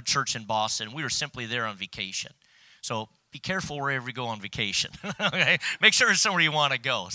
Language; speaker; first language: English; native; English